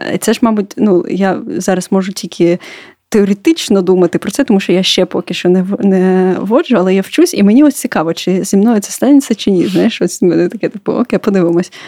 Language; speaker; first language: Ukrainian; non-native, local second language; Russian